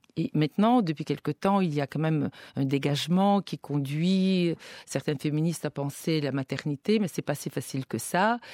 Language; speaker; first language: French; non-native, fluent; Bulgarian